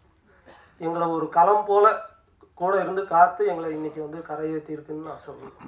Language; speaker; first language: Tamil; native; Tamil